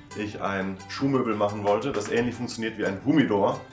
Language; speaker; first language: German; non-native, fluent; Danish